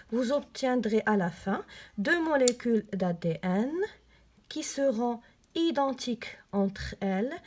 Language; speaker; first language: French; non-native, local second language; Arabic